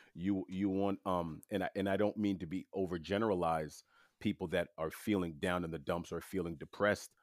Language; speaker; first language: English; early bilingual, other home language; French